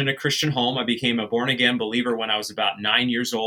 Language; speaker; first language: English; native; English